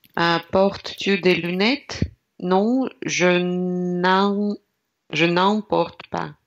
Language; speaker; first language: French; non-native, learner; Russian